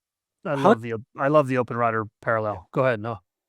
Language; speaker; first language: English; native; English